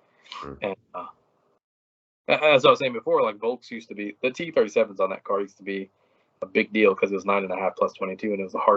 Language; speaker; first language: English; native; English